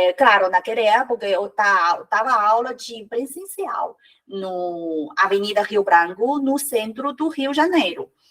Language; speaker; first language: Portuguese; non-native, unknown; Chinese